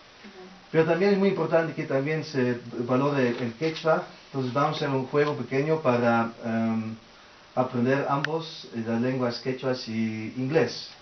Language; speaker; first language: Spanish; early bilingual, heritage; Spanish